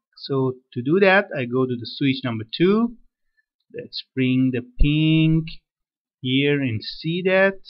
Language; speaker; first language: English; non-native, fluent; Persian